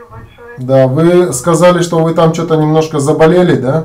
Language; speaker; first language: Russian; native; Russian